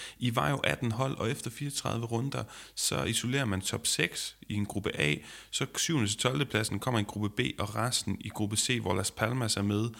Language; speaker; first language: Danish; native; Danish